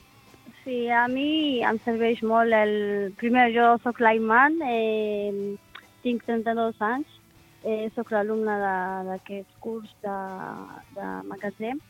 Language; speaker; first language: Catalan; non-native, learner; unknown